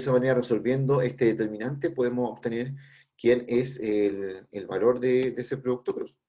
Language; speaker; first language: Spanish; native; Spanish